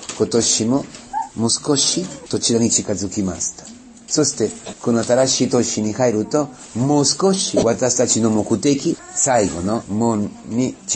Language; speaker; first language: Japanese; non-native, fluent; Italian